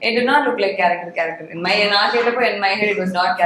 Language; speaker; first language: Tamil; native; Tamil